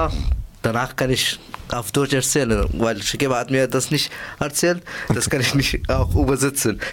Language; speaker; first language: German; non-native, learner; Persian